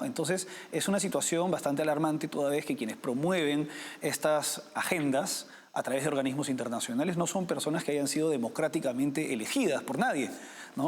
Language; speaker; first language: Spanish; native; Spanish